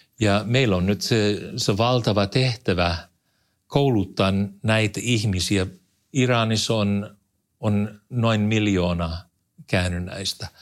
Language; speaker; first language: Finnish; non-native, fluent; English